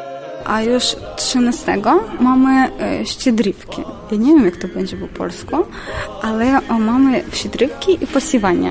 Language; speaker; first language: Polish; non-native, fluent; Ukrainian